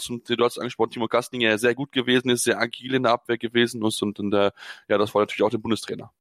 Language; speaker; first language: German; native; German